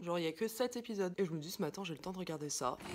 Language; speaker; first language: French; native; French